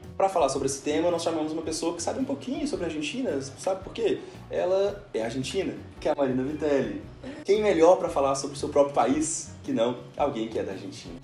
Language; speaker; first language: Portuguese; native; Portuguese